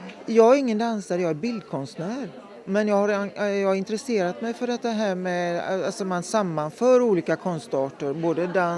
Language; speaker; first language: Swedish; native; Swedish